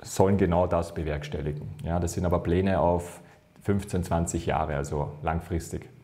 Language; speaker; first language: German; native; German